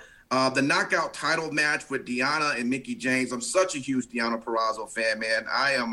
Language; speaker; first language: English; native; English